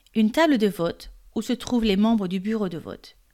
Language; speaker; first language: French; native; French